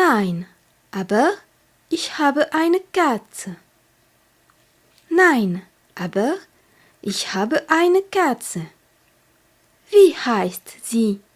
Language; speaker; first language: German; non-native, fluent; French